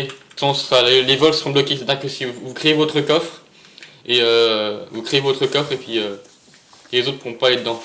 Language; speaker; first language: French; native; French